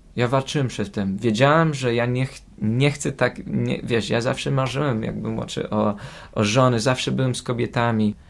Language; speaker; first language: Polish; early bilingual, heritage; Polish